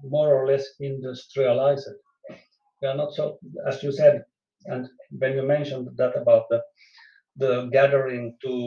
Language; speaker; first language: English; non-native, fluent; Swedish